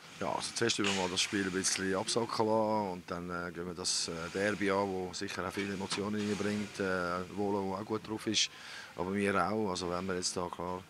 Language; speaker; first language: German; native; German